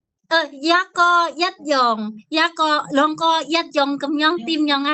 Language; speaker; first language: Cantonese; non-native, learner; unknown